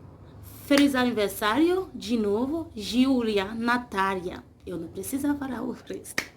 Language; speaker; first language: Portuguese; non-native, learner; Haitian Creole